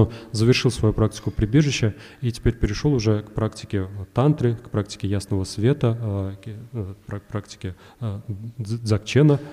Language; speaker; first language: Russian; native; Russian